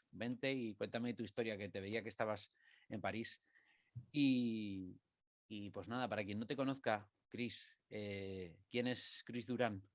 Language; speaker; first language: Spanish; native; Spanish